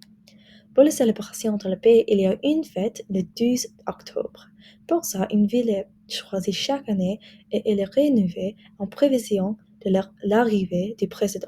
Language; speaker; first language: French; non-native, learner; English